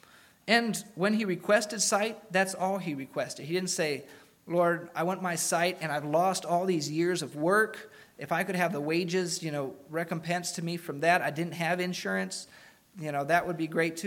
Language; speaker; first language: English; native; English